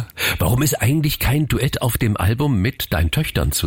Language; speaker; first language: German; native; German